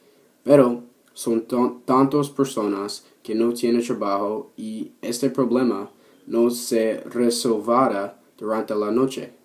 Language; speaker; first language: Spanish; non-native, learner; English